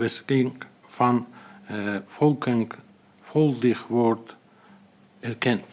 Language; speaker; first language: Dutch; non-native, fluent; Azerbaijani